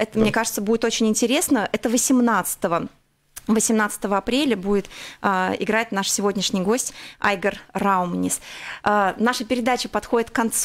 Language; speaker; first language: Russian; native; Russian